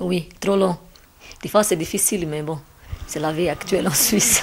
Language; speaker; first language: French; non-native, learner; Portuguese